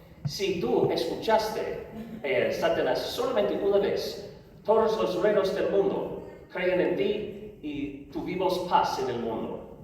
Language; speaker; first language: Spanish; non-native, learner; English